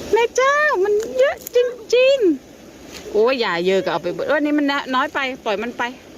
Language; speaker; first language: Thai; native; Thai